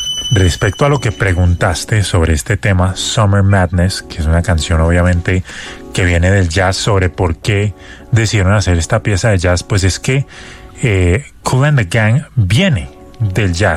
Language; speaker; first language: Spanish; native; Spanish